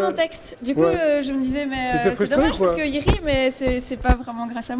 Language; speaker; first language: French; native; French